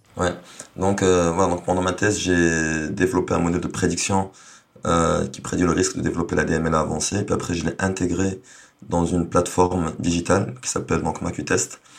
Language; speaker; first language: French; non-native, local second language; Arabic